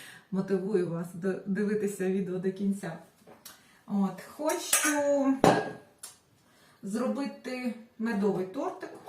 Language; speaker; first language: Ukrainian; non-native, local second language; Russian